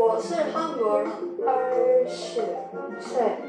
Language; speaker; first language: Chinese; non-native, learner; Korean